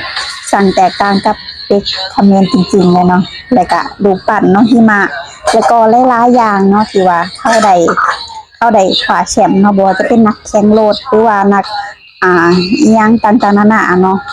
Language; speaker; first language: Thai; non-native, local second language; Northeastern Thai